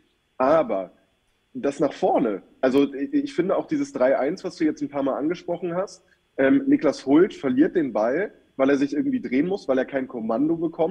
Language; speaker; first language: German; native; German